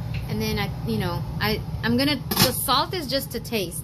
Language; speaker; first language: English; early bilingual, other home language; Spanish